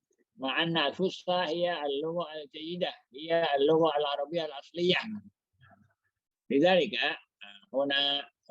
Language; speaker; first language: Arabic; non-native, fluent; Indonesian